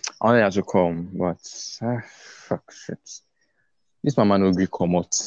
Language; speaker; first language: English; non-native, local second language; Yoruba